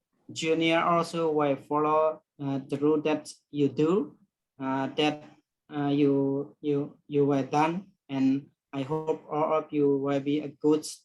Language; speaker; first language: English; non-native, learner; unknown